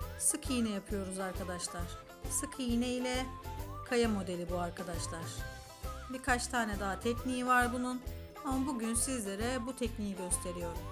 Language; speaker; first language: Turkish; native; Turkish